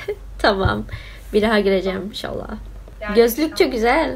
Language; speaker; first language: Turkish; non-native, learner; Malay